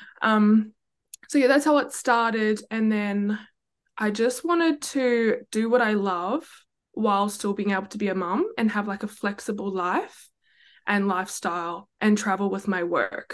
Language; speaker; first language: English; native; English